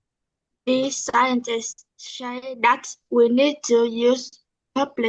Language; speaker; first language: English; non-native, learner; Vietnamese